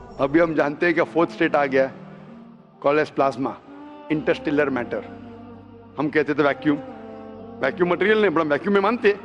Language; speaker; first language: Hindi; non-native, local second language; Konkani